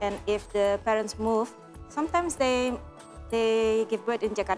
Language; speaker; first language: English; non-native, learner; Dutch